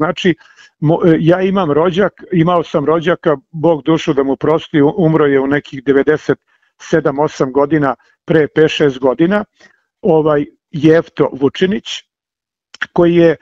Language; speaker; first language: Serbian; native; Serbian